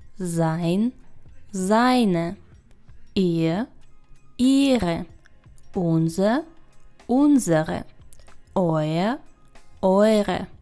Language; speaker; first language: German; non-native, fluent; Ukrainian